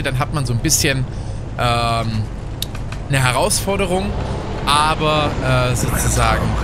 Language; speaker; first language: German; native; German